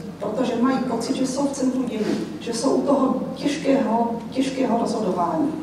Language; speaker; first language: Czech; native; Czech